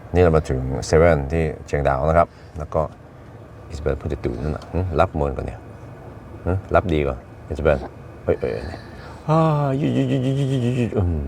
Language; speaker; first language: Thai; non-native, fluent; Norwegian